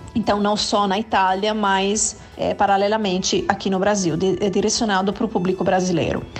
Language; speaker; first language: Portuguese; non-native, fluent; Italian